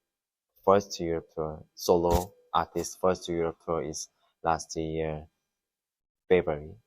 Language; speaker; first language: English; non-native, learner; Korean